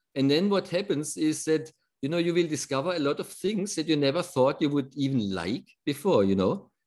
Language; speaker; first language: English; non-native, fluent; German